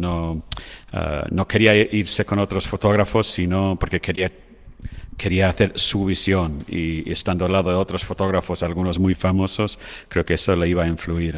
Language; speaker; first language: Spanish; non-native, fluent; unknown